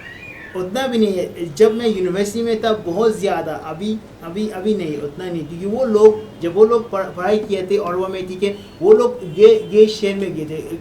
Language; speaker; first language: Hindi; non-native, learner; Arabic